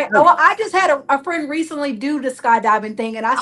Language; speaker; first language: English; native; English